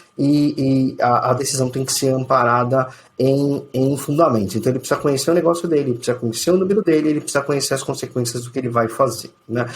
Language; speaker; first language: Portuguese; native; Portuguese